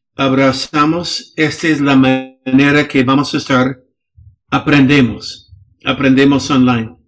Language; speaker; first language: Spanish; non-native, fluent; English